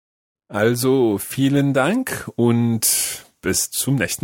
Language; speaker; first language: German; non-native, learner; English